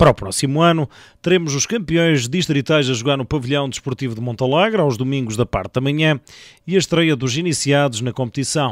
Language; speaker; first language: Portuguese; native; Portuguese